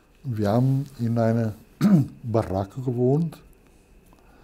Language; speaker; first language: German; non-native, fluent; Italian